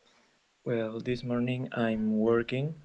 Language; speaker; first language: English; non-native, learner; Spanish